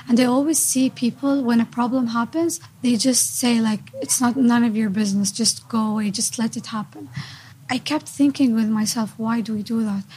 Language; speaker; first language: English; non-native, fluent; Arabic